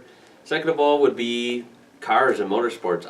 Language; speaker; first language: English; native; English